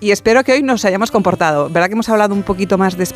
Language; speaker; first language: Spanish; native; Spanish